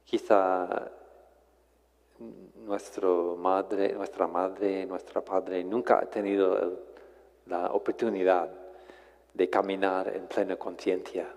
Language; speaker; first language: Spanish; non-native, fluent; English